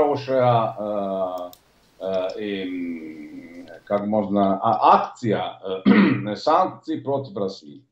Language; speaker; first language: Russian; non-native, learner; Italian